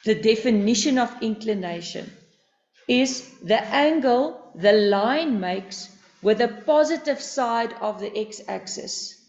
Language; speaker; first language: English; non-native, local second language; Afrikaans